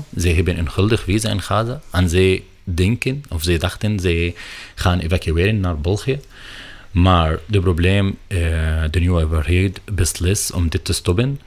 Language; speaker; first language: Dutch; non-native, learner; Arabic